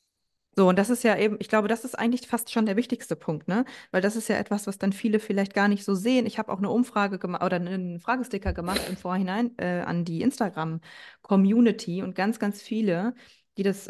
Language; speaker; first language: German; native; German